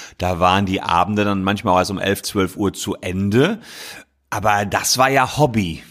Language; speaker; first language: German; native; German